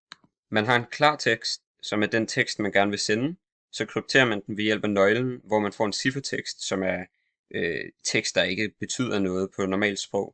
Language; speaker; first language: Danish; native; Danish